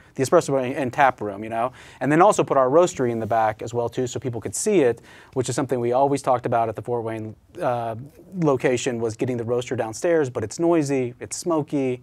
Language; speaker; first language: English; native; English